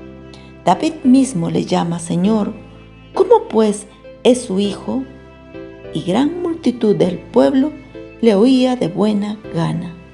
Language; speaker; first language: Spanish; native; Spanish